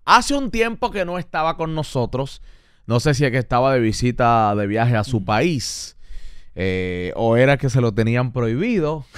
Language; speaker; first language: Spanish; native; Spanish